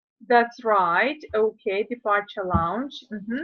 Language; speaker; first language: English; non-native, fluent; Russian